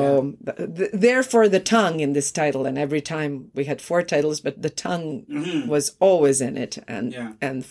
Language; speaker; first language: English; non-native, fluent; Croatian